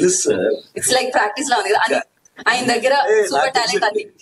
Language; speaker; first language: Telugu; native; Telugu